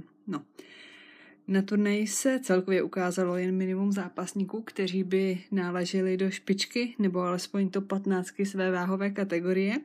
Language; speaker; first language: Czech; native; Czech